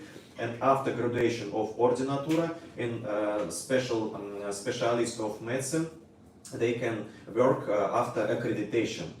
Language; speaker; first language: English; non-native, learner; Russian